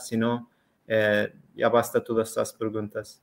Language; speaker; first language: Spanish; non-native, learner; Turkish